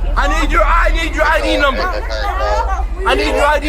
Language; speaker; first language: English; native; English